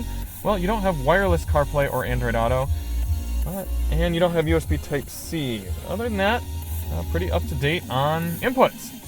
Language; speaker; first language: English; native; English